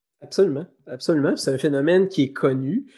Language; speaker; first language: French; native; French